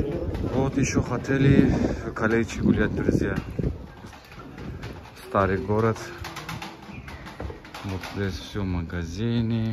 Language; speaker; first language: Russian; non-native, learner; Turkish